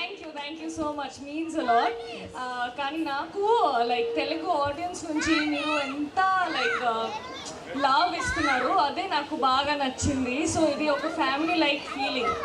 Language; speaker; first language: Telugu; non-native, learner; Bangla